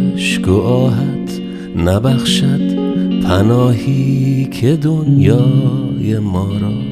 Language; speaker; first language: Persian; native; Persian